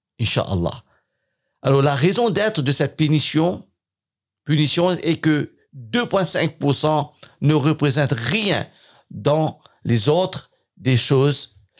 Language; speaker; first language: French; non-native, fluent; English